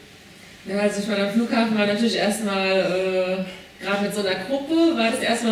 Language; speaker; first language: German; native; German